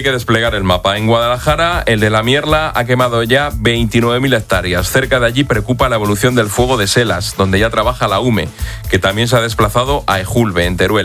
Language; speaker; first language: Spanish; native; Spanish